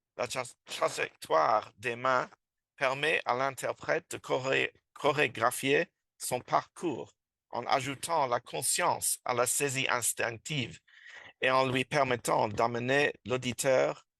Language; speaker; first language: French; non-native, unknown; English